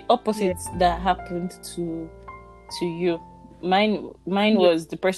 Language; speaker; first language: English; non-native, local second language; Yoruba